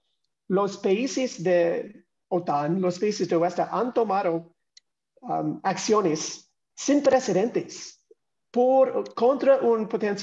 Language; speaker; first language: Spanish; non-native, fluent; English